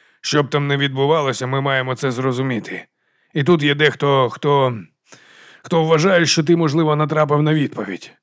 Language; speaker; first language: Ukrainian; native; Ukrainian